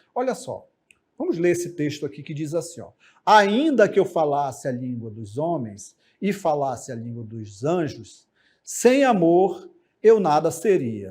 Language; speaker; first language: Portuguese; native; Portuguese